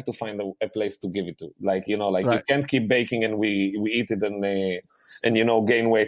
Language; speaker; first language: English; non-native, fluent; Hebrew